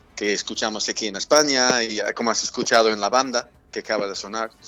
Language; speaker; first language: Spanish; non-native, fluent; English